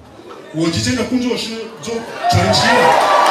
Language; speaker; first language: Chinese; non-native, learner; French